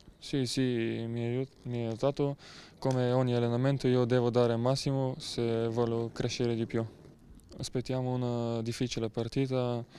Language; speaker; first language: Italian; non-native, learner; Bulgarian